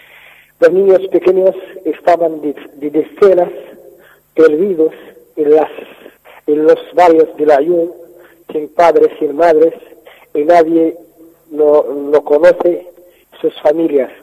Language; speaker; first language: Spanish; non-native, fluent; Arabic